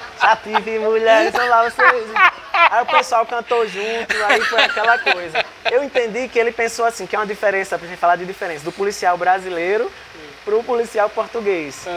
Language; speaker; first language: Portuguese; native; Portuguese